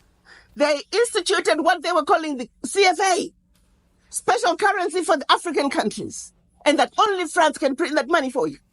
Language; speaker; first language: English; non-native, local second language; Shona